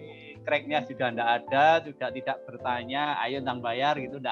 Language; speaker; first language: Indonesian; native; Indonesian